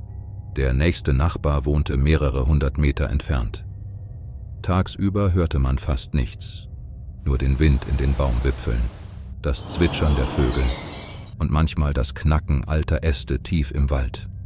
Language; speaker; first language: German; native; German